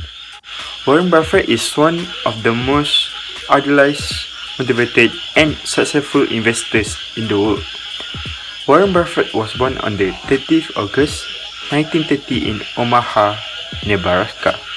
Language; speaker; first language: English; non-native, local second language; Malay